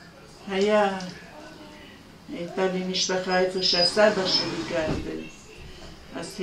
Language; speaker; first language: Hebrew; non-native, fluent; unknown